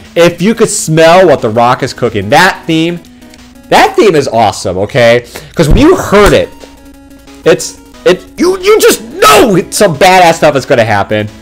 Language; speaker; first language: English; native; English